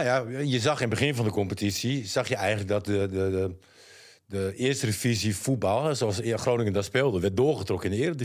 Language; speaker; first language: Dutch; native; Dutch